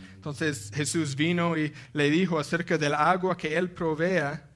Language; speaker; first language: Spanish; non-native, fluent; English